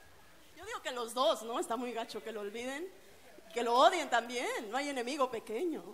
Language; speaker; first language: Spanish; native; Spanish